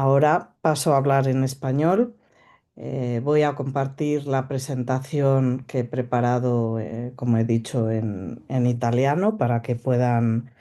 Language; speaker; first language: Spanish; native; Spanish